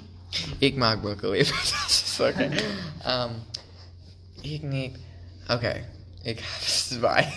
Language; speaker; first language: German; non-native, learner; English